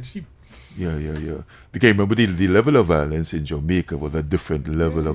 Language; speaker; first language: English; native; English